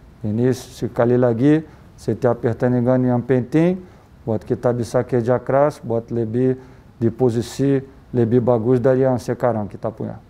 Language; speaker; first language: Indonesian; non-native, learner; Portuguese